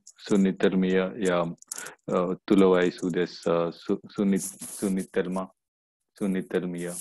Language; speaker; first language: Finnish; non-native, learner; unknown